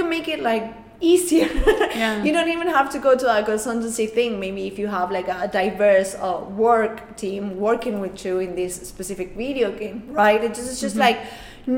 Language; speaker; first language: English; non-native, fluent; Spanish